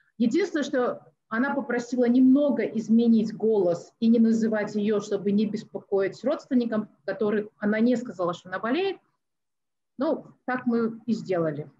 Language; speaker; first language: Russian; non-native, local second language; Tajik